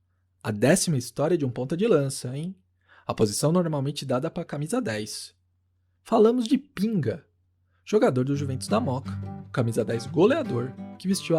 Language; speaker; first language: Portuguese; native; Portuguese